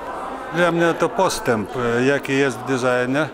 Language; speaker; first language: Polish; non-native, fluent; Lithuanian